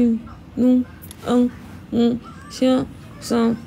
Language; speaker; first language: Filipino; non-native, learner; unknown